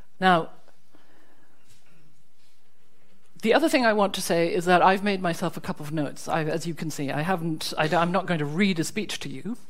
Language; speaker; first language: English; non-native, fluent; German